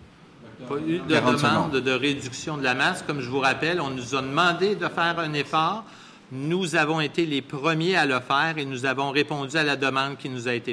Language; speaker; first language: French; native; French